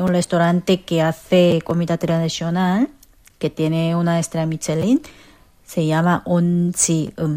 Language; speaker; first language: Spanish; non-native, fluent; Korean